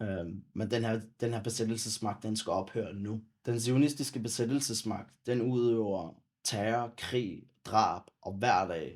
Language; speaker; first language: Danish; early bilingual, other home language; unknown